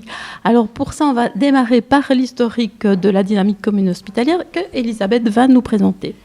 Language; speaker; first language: French; native; French